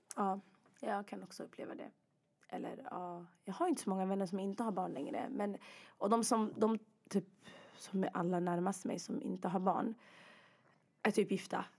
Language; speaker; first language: Swedish; early bilingual, other home language; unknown